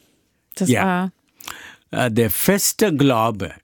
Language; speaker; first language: German; non-native, learner; Tamil